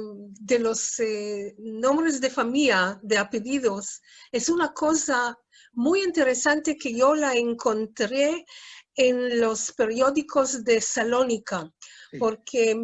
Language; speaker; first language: Spanish; non-native, fluent; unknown